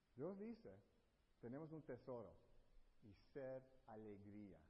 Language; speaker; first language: Spanish; early bilingual, heritage; Spanish